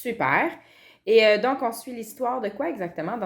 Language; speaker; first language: French; native; French